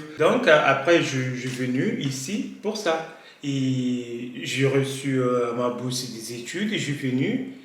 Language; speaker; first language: French; non-native, learner; Kabuverdianu